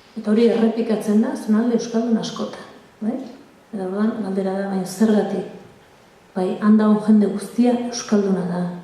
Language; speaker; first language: Basque; native; Basque